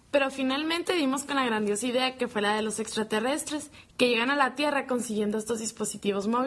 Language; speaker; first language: Spanish; native; Spanish